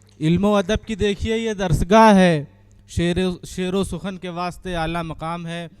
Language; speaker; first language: Urdu; native; Urdu